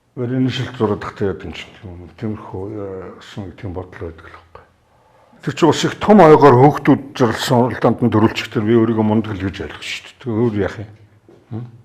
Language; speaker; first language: Mongolian; native; Mongolian